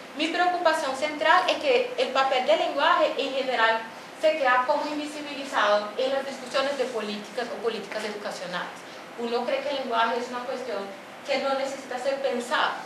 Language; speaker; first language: Spanish; non-native, fluent; Portuguese